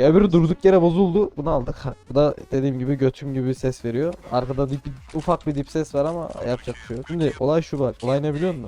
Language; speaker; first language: Turkish; native; Turkish